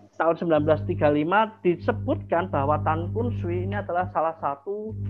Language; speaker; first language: Indonesian; native; Indonesian